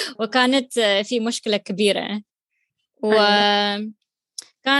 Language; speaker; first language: Arabic; non-native, learner; English